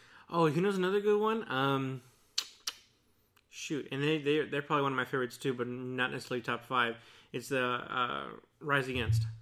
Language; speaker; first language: English; early bilingual, other home language; Spanish